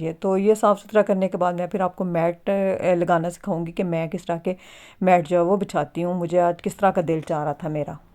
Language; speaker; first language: Urdu; native; Urdu